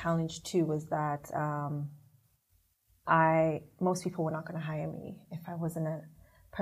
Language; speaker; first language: English; non-native, local second language; Shona